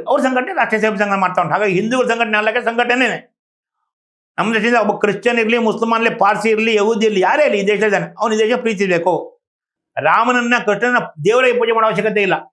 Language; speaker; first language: Kannada; native; Kannada